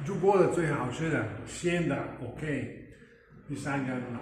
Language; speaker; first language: Chinese; non-native, learner; Italian